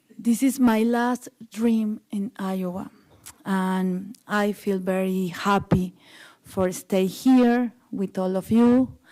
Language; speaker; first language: English; non-native, learner; Spanish